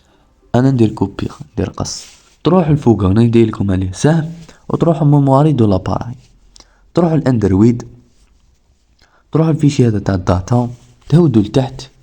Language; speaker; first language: Arabic; native; Arabic